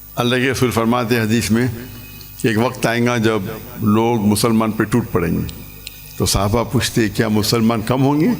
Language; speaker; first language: Urdu; non-native, local second language; English